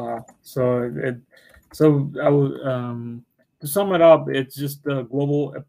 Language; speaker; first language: English; non-native, local second language; Bangla